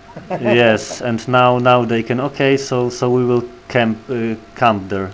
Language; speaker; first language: English; non-native, learner; Polish